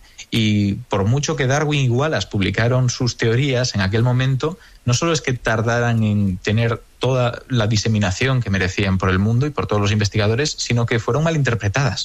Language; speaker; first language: Spanish; native; Spanish